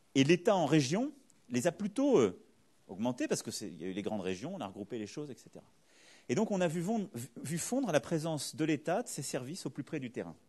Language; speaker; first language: French; native; French